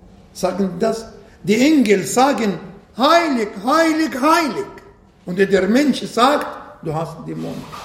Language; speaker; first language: German; non-native, fluent; Arabic